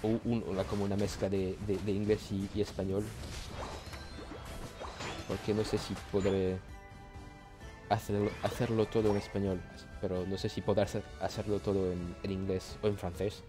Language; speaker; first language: Spanish; non-native, learner; French